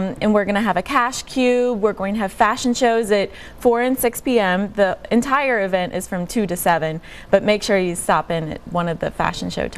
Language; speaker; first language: English; native; English